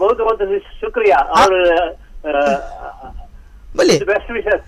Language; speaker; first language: Hindi; non-native, local second language; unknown